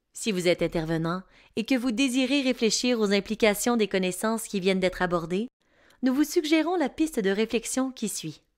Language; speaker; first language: French; native; French